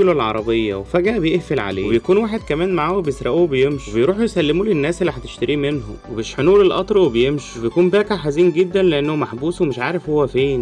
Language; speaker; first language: Arabic; native; Arabic